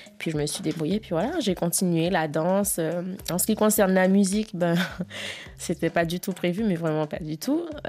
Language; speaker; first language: French; native; French